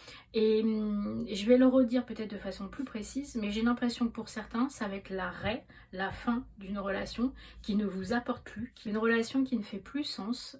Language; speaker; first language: French; native; French